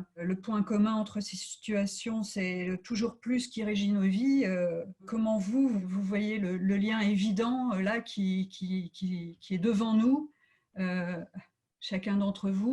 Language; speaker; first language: French; native; French